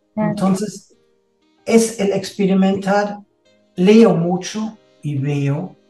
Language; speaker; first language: Spanish; non-native, fluent; German